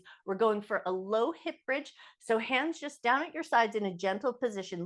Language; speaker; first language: English; native; English